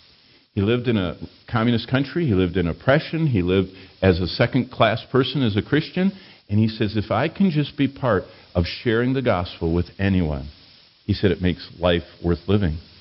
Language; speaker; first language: English; native; English